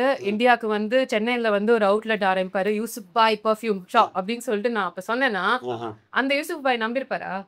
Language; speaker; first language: Tamil; native; Tamil